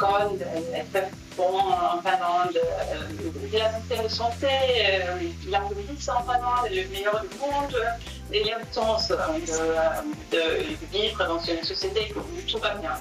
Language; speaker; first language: French; non-native, fluent; Swedish